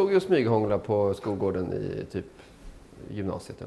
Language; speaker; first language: Swedish; native; Swedish